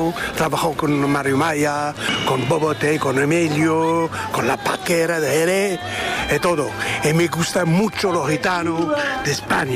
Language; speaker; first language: Spanish; non-native, learner; French